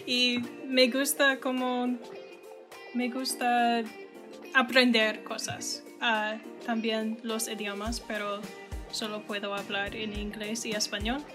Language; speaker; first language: Spanish; non-native, learner; English